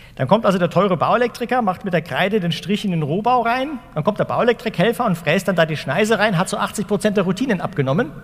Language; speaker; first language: German; native; German